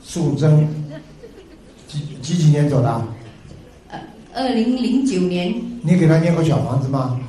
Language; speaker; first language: Chinese; native; Chinese